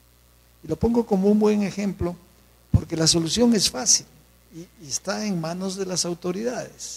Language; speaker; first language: Spanish; native; Spanish